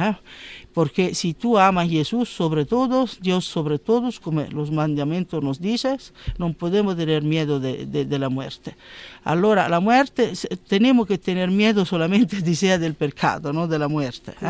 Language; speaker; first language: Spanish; non-native, learner; Italian